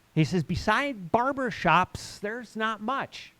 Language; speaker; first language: English; native; English